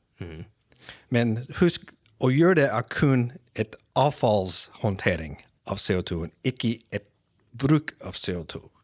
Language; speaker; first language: Norwegian; non-native, fluent; English